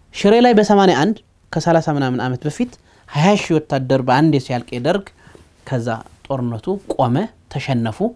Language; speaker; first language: Amharic; non-native, local second language; Tigrinya